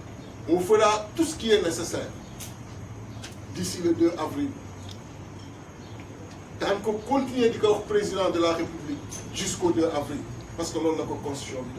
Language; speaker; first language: French; non-native, local second language; Wolof